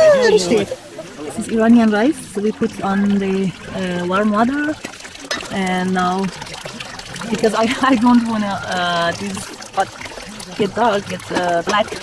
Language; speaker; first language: English; non-native, learner; Kurdish